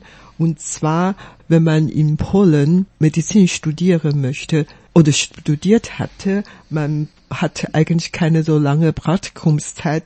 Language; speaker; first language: German; non-native, fluent; Chinese